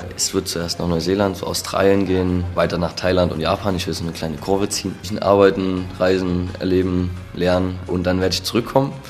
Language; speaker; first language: German; native; German